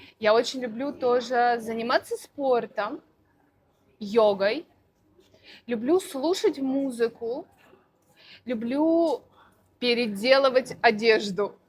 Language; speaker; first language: Russian; native; Russian